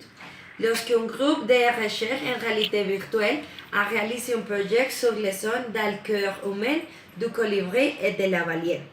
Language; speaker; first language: French; non-native, learner; Spanish